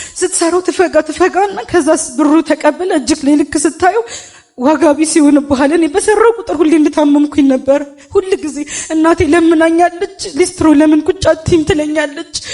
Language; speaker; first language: Amharic; native; Amharic